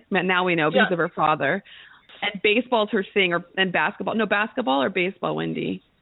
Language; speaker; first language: English; native; English